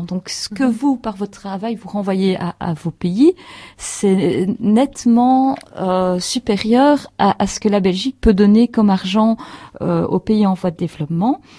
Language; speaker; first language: French; native; French